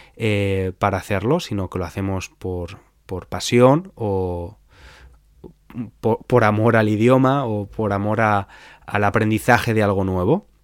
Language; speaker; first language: Spanish; native; Spanish